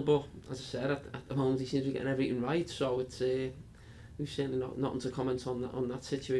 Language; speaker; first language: English; native; English